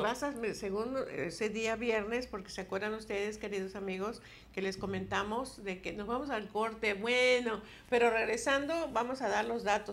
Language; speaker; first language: Spanish; native; Spanish